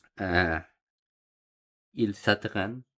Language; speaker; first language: French; non-native, learner; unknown